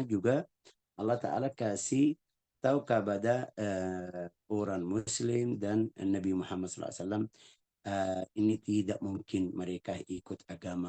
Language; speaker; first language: Indonesian; non-native, fluent; Arabic